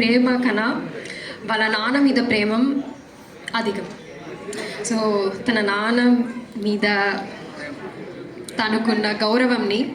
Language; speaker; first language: Telugu; non-native, learner; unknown